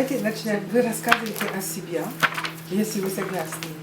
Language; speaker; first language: Russian; non-native, fluent; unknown